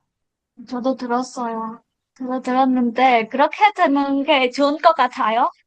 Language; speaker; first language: Korean; non-native, learner; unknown